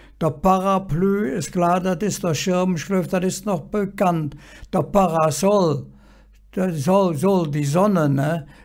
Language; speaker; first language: German; native; German